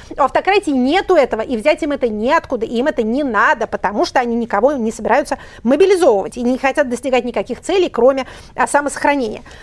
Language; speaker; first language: Russian; native; Russian